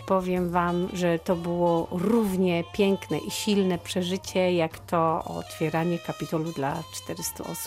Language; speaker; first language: Polish; native; Polish